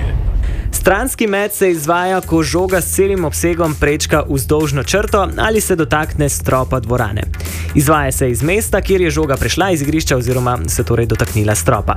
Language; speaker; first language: Slovenian; native; Slovenian